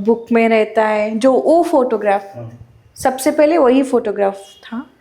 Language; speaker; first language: Hindi; non-native, local second language; Kannada